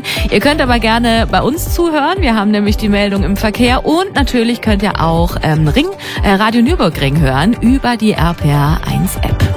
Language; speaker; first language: German; native; German